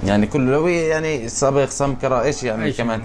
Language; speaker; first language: Arabic; native; Arabic